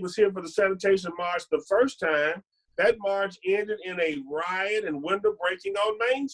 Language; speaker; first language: English; native; English